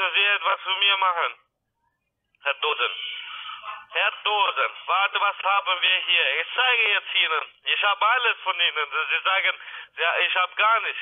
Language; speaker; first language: German; non-native, learner; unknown